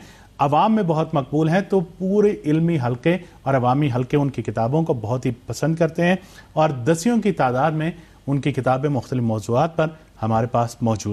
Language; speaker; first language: Urdu; native; Urdu